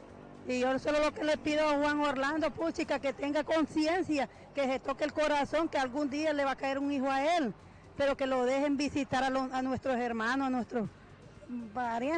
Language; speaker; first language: Spanish; native; Spanish